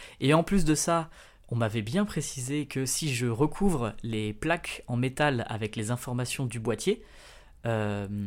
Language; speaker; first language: French; native; French